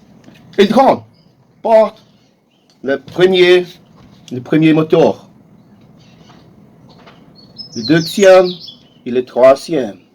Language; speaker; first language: French; non-native, learner; Portuguese